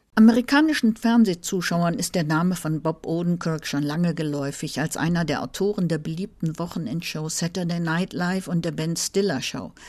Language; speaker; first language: German; native; German